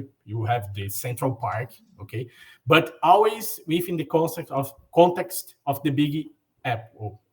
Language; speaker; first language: English; non-native, learner; Portuguese